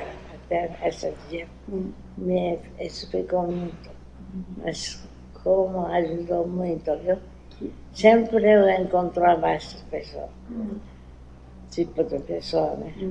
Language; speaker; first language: Portuguese; non-native, learner; Japanese